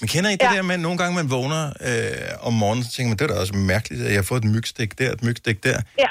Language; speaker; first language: Danish; native; Danish